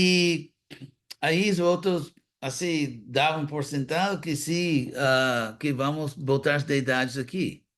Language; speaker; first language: Portuguese; non-native, fluent; English